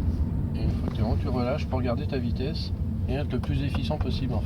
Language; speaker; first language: French; native; French